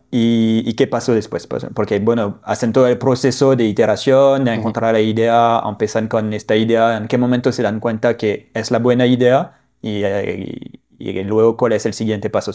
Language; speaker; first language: Spanish; non-native, fluent; French